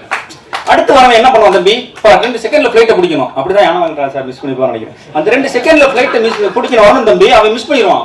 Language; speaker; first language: Tamil; native; Tamil